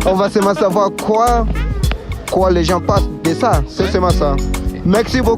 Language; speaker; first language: French; non-native, fluent; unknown